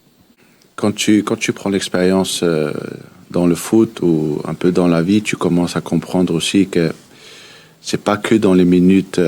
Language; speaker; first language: French; early bilingual, heritage; Danish